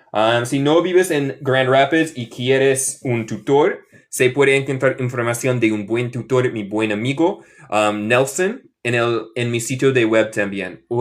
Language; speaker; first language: Spanish; non-native, fluent; English